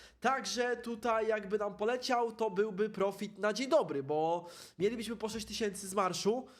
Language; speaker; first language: Polish; native; Polish